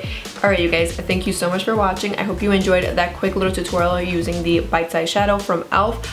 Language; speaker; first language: English; native; English